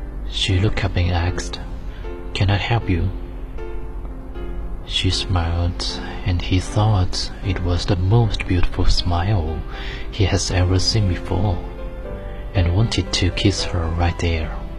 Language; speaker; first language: English; non-native, fluent; Chinese